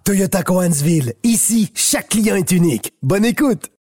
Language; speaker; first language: French; native; French